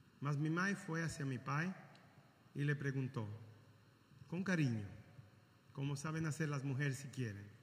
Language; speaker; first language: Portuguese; non-native, learner; Italian